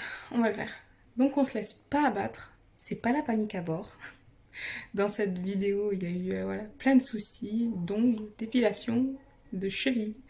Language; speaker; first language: French; native; French